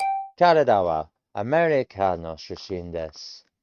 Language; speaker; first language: Japanese; non-native, learner; English